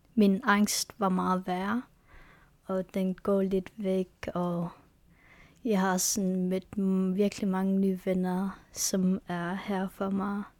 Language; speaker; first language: Danish; non-native, local second language; Kalaallisut